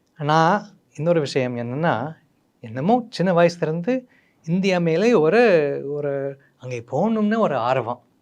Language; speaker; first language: Tamil; non-native, fluent; English